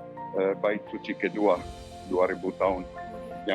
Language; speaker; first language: Indonesian; non-native, learner; Hebrew